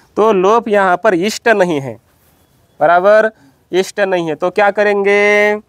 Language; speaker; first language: Hindi; non-native, local second language; Marathi